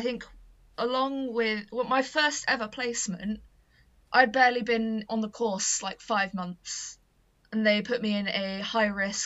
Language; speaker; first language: English; native; English